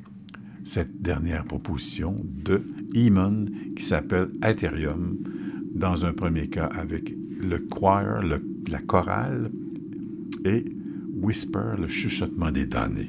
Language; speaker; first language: French; native; French